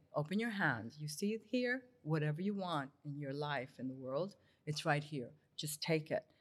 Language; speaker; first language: English; early bilingual, other home language; Spanish